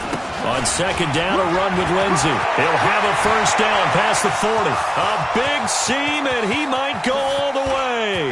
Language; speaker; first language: English; native; English